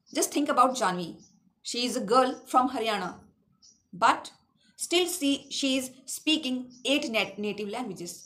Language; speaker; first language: English; non-native, local second language; Awadhi